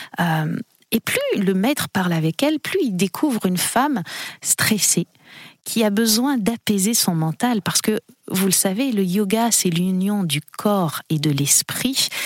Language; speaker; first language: French; native; French